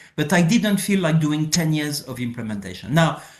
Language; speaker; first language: English; non-native, fluent; French